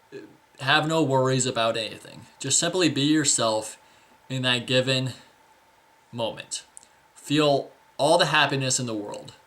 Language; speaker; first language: English; native; English